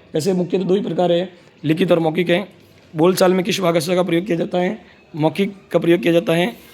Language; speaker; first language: Hindi; native; Hindi